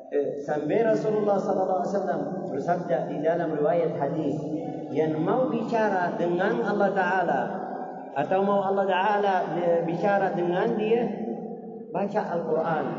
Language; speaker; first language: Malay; non-native, learner; Arabic